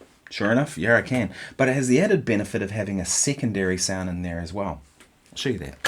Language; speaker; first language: English; native; English